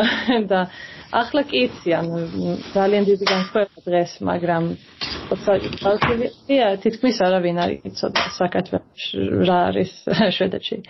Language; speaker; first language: Georgian; early bilingual, heritage; Georgian